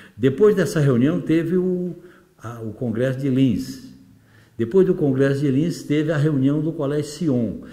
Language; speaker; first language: Portuguese; native; Portuguese